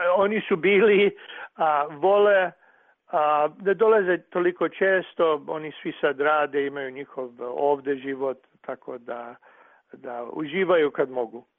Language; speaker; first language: Croatian; early bilingual, heritage; Serbian